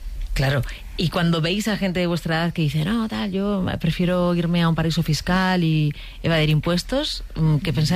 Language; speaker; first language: Spanish; native; Spanish